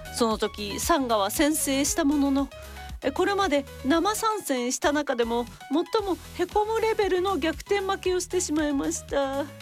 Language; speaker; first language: Japanese; native; Japanese